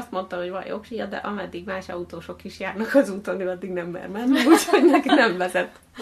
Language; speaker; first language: Hungarian; native; Hungarian